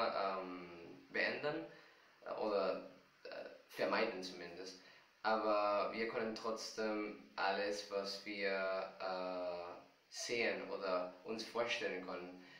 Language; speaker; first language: German; non-native, fluent; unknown